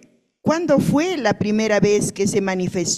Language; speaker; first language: Spanish; native; Spanish